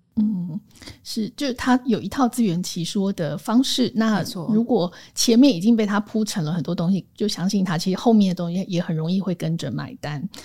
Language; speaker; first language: Chinese; native; Chinese